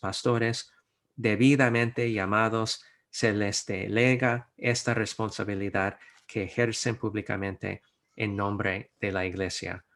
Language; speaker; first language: Spanish; non-native, fluent; English